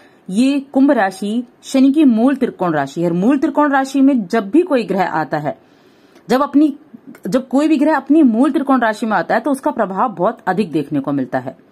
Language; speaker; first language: Hindi; native; Hindi